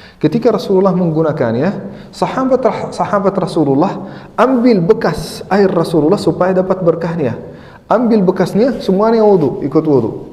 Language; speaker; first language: Indonesian; non-native, fluent; Arabic